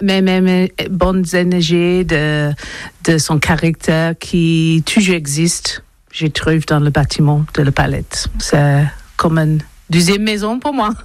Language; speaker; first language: French; non-native, learner; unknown